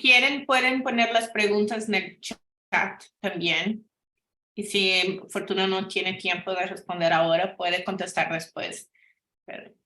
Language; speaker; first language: Spanish; non-native, fluent; Portuguese